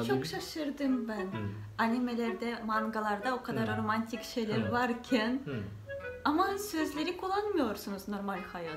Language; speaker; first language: Turkish; non-native, fluent; Russian